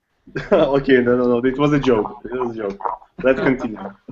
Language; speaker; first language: English; non-native, learner; Russian